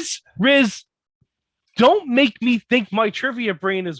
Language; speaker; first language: English; native; English